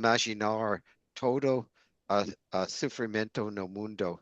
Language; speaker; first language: Portuguese; non-native, learner; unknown